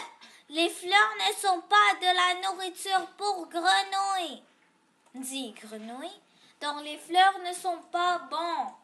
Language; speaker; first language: French; non-native, local second language; English